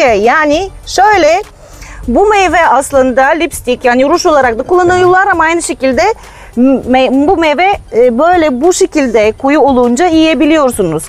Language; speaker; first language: Turkish; non-native, fluent; Bulgarian